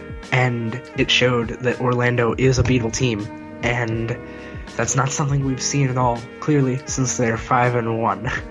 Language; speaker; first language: English; native; English